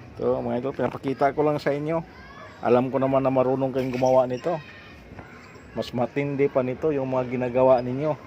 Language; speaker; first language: Filipino; non-native, local second language; Cebuano